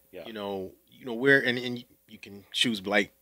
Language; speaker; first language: English; native; English